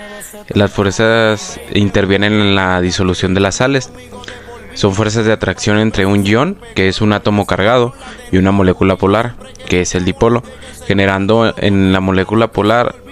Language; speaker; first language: Spanish; native; Spanish